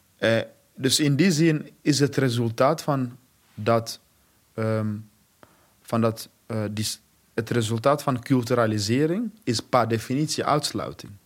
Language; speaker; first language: Dutch; non-native, fluent; Swahili